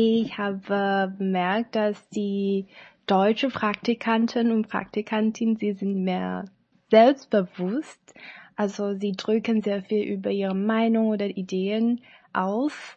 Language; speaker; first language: German; non-native, learner; Chinese